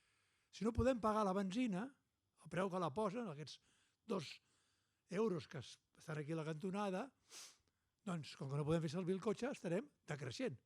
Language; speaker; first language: Catalan; native; Catalan